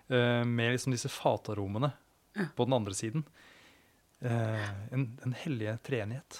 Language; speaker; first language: Norwegian; native; Norwegian